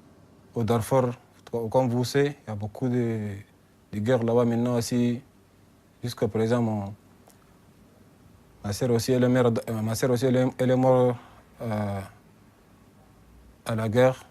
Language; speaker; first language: French; non-native, learner; Arabic